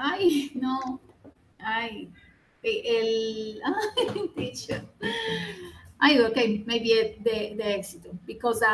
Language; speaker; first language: English; non-native, learner; Spanish